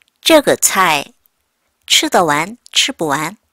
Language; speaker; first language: Chinese; non-native, fluent; Korean